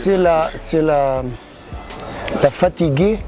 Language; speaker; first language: French; non-native, learner; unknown